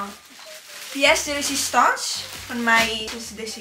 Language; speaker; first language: Dutch; non-native, learner; Italian